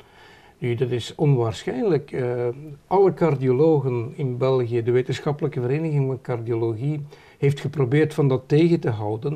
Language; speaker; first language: Dutch; native; Dutch